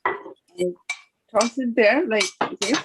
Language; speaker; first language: English; non-native, fluent; Bangla